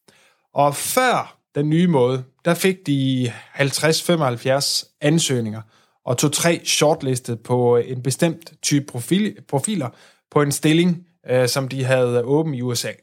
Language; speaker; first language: Danish; native; Danish